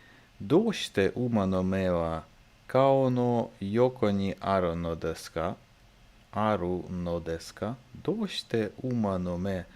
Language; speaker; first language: Japanese; non-native, learner; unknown